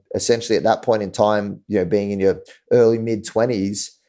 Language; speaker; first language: English; native; English